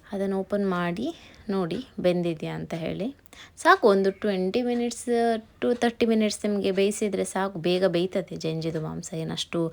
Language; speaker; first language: Kannada; non-native, local second language; Tulu